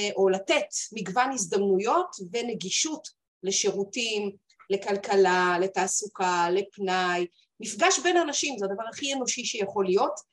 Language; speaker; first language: Hebrew; native; Hebrew